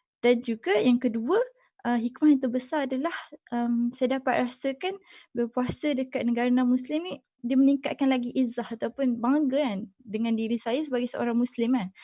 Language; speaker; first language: Malay; native; Malay